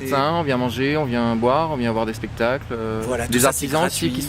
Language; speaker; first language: French; native; French